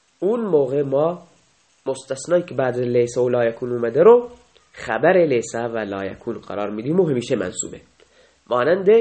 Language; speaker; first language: Persian; native; Persian